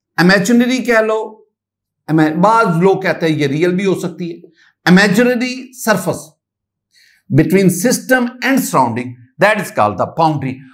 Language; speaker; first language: Urdu; non-native, local second language; Punjabi